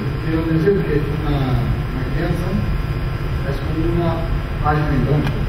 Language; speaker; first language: Spanish; non-native, learner; Portuguese